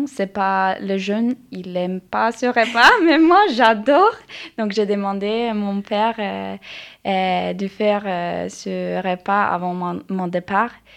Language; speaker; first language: French; non-native, learner; Norwegian